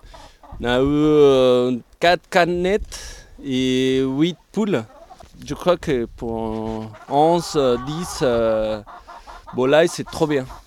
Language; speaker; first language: French; non-native, fluent; Spanish